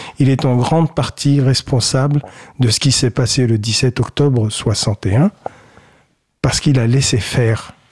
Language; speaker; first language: French; early bilingual, other home language; Kabyle